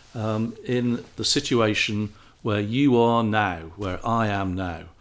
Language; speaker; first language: English; native; English